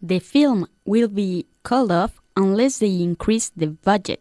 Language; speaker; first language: English; non-native, fluent; Spanish